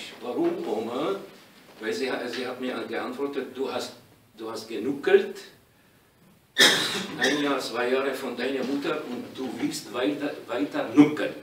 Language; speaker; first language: German; non-native, learner; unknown